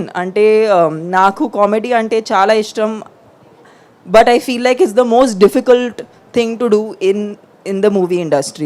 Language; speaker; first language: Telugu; non-native, fluent; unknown